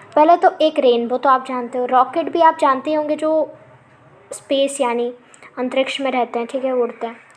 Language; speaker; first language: Hindi; native; Hindi